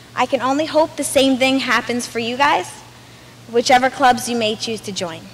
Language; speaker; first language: English; native; English